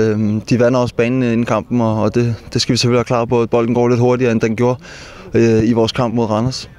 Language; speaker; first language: Danish; native; Danish